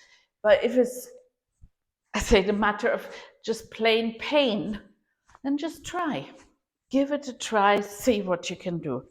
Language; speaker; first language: English; non-native, fluent; German